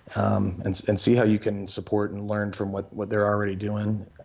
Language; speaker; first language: English; native; English